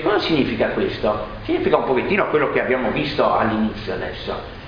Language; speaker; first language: Italian; native; Italian